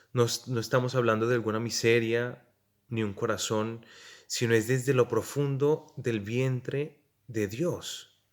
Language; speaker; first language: Spanish; native; Spanish